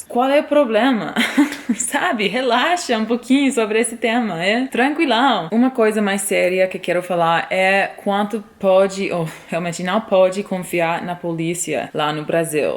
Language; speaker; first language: Portuguese; non-native, fluent; English